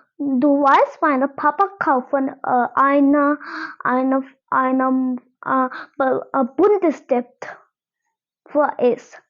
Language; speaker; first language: German; non-native, learner; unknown